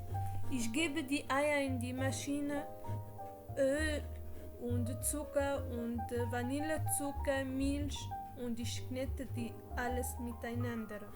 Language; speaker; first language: German; non-native, learner; Arabic